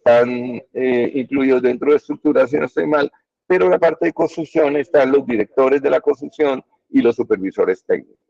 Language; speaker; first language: Spanish; native; Spanish